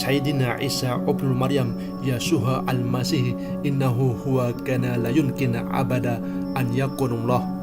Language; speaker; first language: Arabic; non-native, learner; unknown